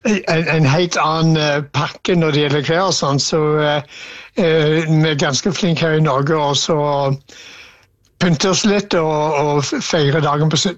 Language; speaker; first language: Norwegian; non-native, fluent; English